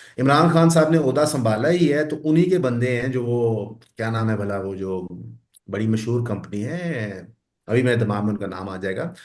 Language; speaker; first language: Urdu; non-native, local second language; Punjabi